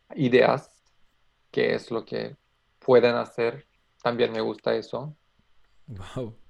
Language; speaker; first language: Spanish; non-native, fluent; Macedonian